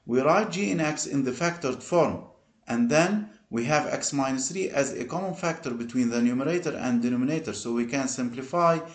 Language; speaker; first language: English; non-native, local second language; Arabic